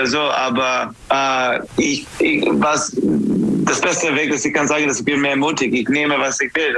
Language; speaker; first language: German; non-native, learner; English